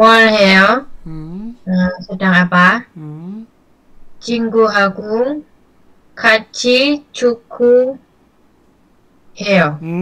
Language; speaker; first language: Korean; non-native, learner; Indonesian